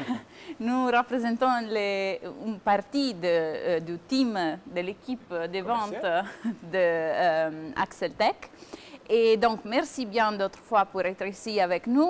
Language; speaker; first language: French; non-native, fluent; Italian